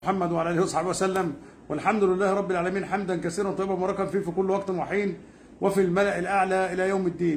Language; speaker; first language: Arabic; native; Arabic